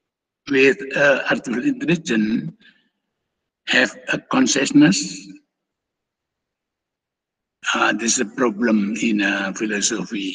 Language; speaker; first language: English; non-native, fluent; Indonesian